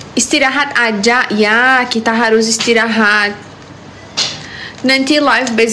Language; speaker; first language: Indonesian; non-native, learner; Portuguese